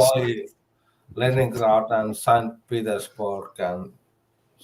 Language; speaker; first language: English; non-native, learner; Finnish